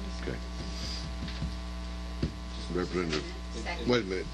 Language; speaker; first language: English; native; English